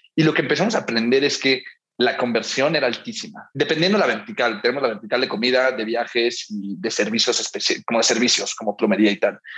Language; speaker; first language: Spanish; early bilingual, heritage; Spanish